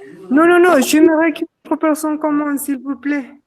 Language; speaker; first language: French; non-native, learner; Spanish